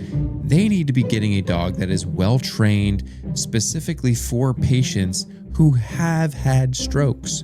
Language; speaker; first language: English; native; English